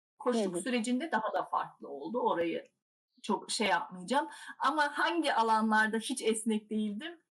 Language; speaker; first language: Turkish; early bilingual, heritage; Turkish